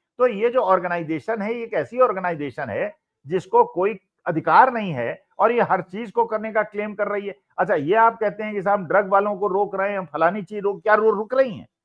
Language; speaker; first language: Hindi; native; Hindi